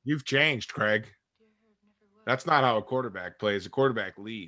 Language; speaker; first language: English; native; English